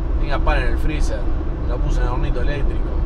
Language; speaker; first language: Spanish; native; Spanish